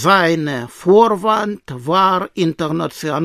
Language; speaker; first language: German; non-native, learner; Russian